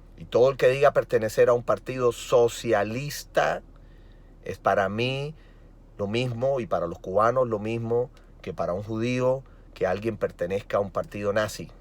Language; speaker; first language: Spanish; native; Spanish